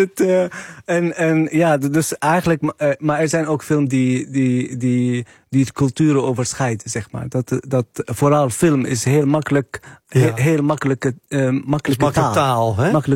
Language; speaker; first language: Dutch; non-native, fluent; Arabic